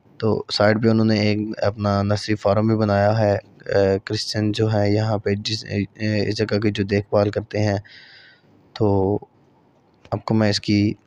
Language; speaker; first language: Urdu; non-native, local second language; Punjabi